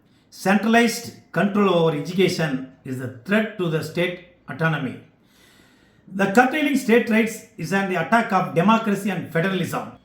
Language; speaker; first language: English; non-native, local second language; Tamil